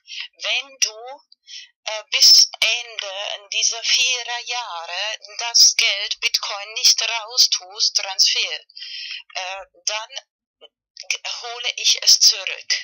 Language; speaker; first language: German; non-native, fluent; Spanish